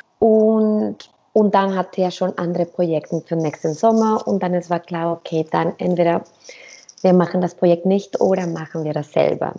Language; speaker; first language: German; non-native, fluent; Spanish